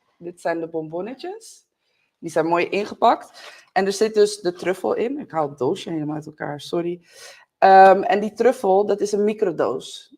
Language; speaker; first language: Dutch; native; Dutch